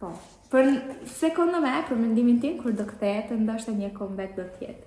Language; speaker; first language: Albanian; early bilingual, heritage; Albanian